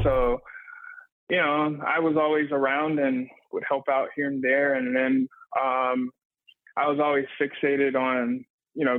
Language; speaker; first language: English; native; English